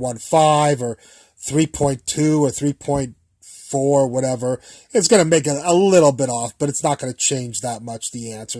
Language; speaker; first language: English; native; English